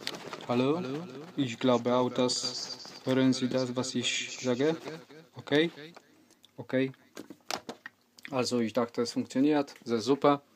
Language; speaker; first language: German; non-native, learner; Polish